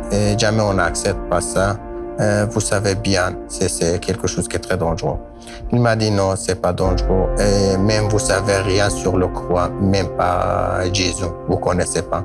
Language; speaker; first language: French; non-native, learner; Kurdish